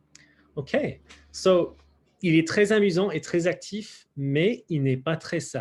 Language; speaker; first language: French; non-native, fluent; English